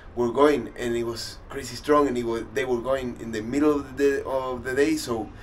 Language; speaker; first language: English; non-native, fluent; Spanish